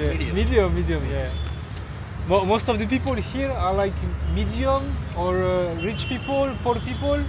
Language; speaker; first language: English; non-native, learner; French